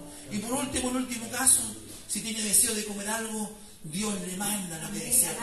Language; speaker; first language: Spanish; native; Spanish